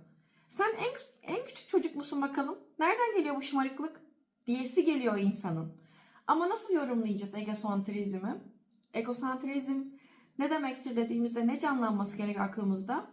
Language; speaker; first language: Turkish; native; Turkish